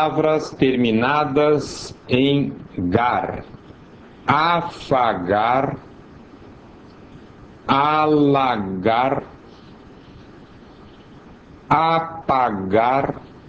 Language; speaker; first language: Portuguese; native; Portuguese